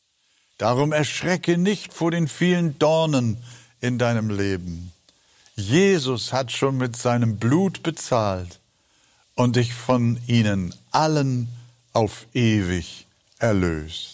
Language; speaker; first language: German; native; German